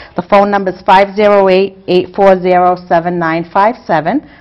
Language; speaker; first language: English; native; English